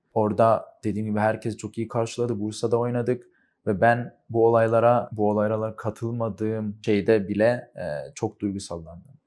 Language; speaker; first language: Turkish; early bilingual, heritage; Turkish